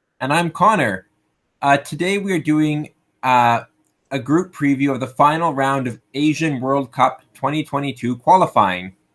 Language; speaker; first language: English; native; English